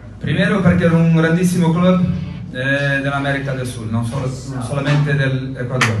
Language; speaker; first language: Spanish; non-native, learner; Portuguese